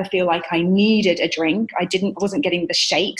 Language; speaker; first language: English; native; English